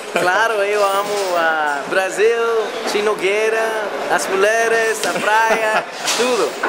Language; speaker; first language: Portuguese; non-native, learner; English